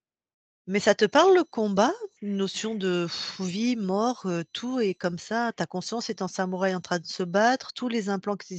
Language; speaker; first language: French; native; French